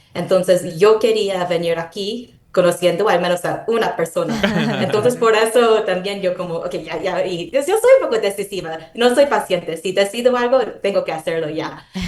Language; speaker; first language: Spanish; non-native, fluent; Korean